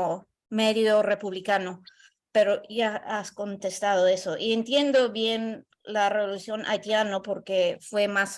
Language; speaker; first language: Spanish; non-native, learner; English